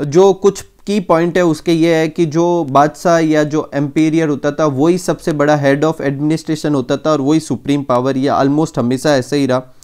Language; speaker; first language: Hindi; native; Hindi